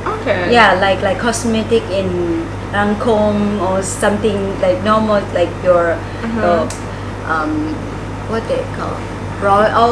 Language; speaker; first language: English; non-native, learner; Thai